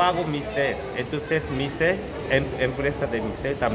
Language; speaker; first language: Spanish; non-native, learner; Korean